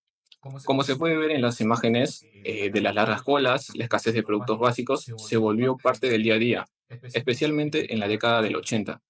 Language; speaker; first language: Spanish; native; Spanish